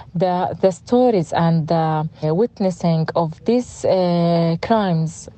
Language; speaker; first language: English; non-native, fluent; Arabic